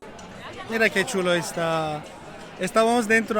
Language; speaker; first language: Spanish; non-native, fluent; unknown